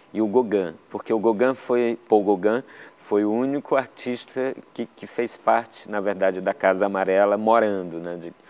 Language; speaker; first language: Portuguese; native; Portuguese